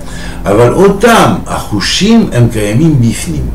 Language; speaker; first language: Hebrew; non-native, fluent; French